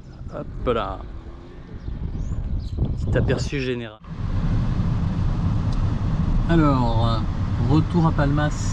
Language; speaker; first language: French; native; French